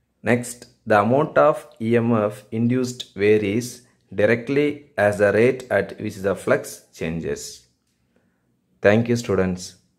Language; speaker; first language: English; non-native, local second language; Tamil